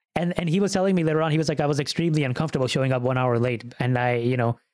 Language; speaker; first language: English; early bilingual, other home language; Urdu